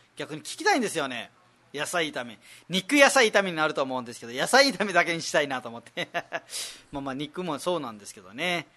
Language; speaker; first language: Japanese; non-native, fluent; Nepali